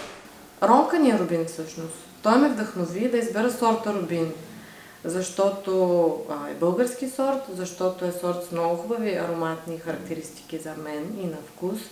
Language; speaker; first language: Bulgarian; native; Bulgarian